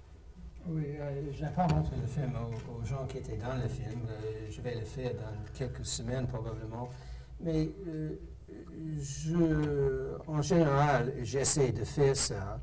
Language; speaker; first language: French; non-native, fluent; English